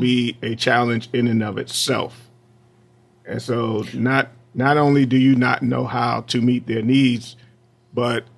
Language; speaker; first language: English; native; English